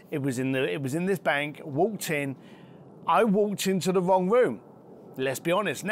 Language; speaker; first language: English; native; English